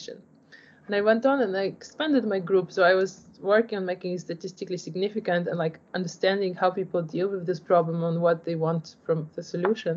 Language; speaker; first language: English; non-native, fluent; Polish